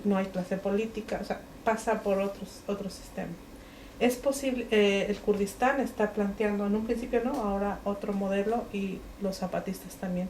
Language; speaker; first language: Spanish; non-native, local second language; Mixtepec Mixtec